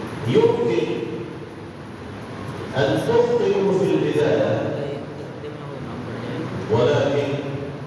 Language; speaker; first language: Arabic; non-native, fluent; Urdu